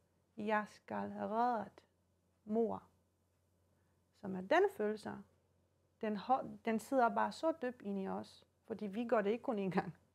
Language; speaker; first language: Danish; non-native, fluent; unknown